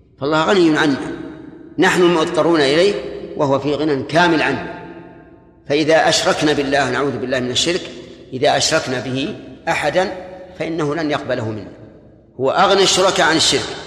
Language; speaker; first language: Arabic; native; Arabic